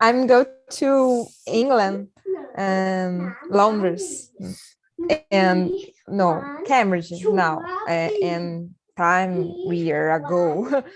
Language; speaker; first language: English; non-native, learner; Portuguese